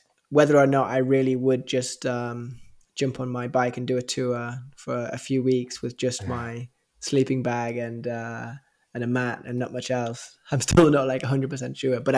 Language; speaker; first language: English; native; English